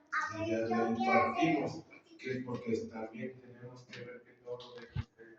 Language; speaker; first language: Spanish; native; Spanish